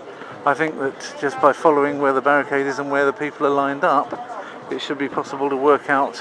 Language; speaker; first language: English; native; English